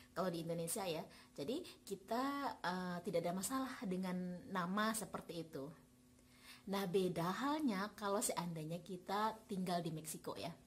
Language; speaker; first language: Indonesian; native; Indonesian